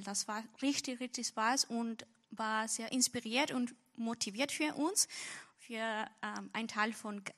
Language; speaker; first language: German; non-native, learner; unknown